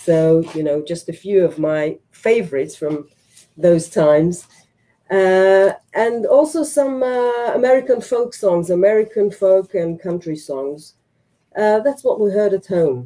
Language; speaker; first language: English; non-native, fluent; Hebrew